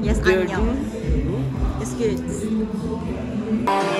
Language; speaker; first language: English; non-native, learner; Korean